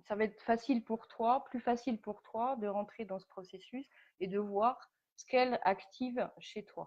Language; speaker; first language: French; native; French